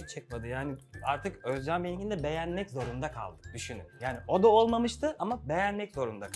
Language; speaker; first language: Turkish; native; Turkish